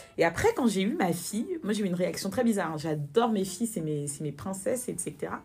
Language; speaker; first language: French; native; French